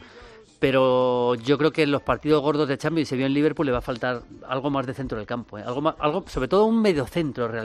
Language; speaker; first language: Spanish; native; Spanish